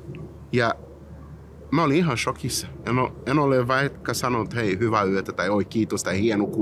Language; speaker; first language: Finnish; early bilingual, heritage; Finnish